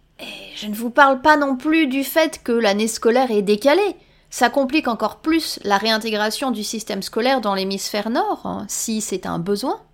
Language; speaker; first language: French; native; French